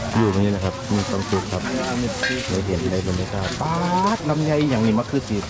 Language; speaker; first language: Thai; native; Thai